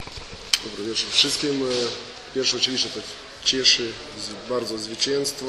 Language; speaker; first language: Polish; non-native, learner; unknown